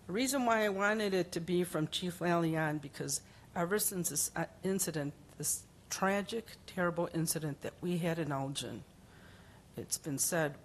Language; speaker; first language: English; early bilingual, other home language; Spanish